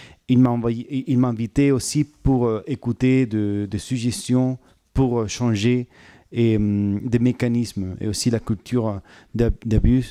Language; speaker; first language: French; non-native, fluent; Spanish